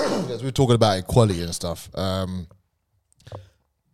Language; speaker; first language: English; native; English